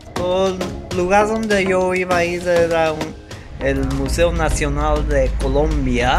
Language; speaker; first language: Spanish; non-native, learner; English